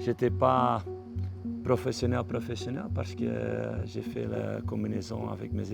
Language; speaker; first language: French; non-native, local second language; Dutch